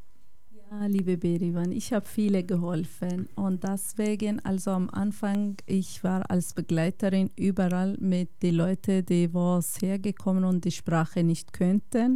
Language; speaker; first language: German; non-native, fluent; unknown